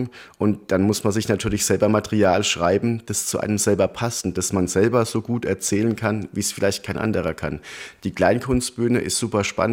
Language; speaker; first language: German; native; German